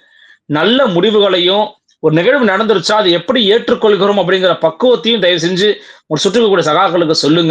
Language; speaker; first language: Tamil; native; Tamil